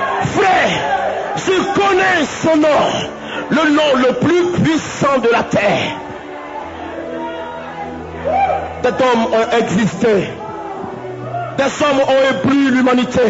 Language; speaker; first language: French; native; French